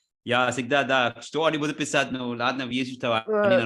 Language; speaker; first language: Russian; non-native, fluent; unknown